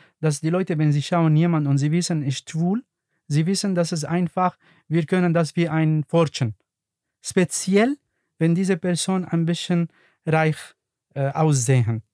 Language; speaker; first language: German; non-native, learner; Arabic